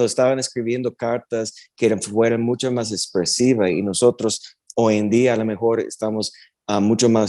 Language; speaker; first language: Spanish; early bilingual, heritage; Spanish